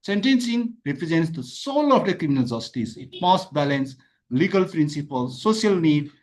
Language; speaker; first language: English; non-native, local second language; Nepali